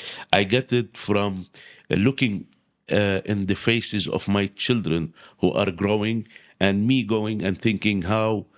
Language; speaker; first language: English; non-native, local second language; Arabic